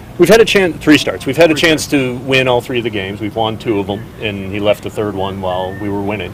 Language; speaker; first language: English; native; English